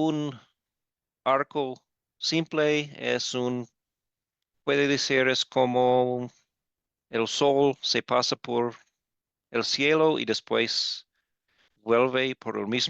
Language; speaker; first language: Spanish; non-native, fluent; English